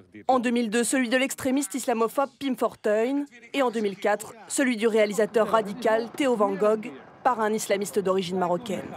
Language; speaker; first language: French; native; French